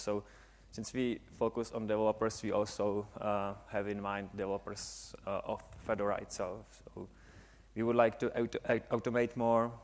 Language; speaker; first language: English; non-native, fluent; Czech